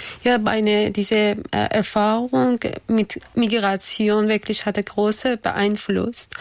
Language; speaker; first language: German; non-native, learner; Persian